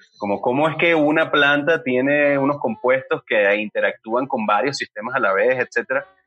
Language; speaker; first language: Spanish; native; Spanish